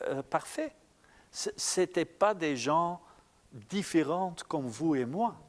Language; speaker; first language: French; non-native, local second language; Dutch